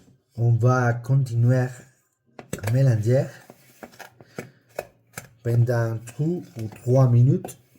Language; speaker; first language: French; non-native, learner; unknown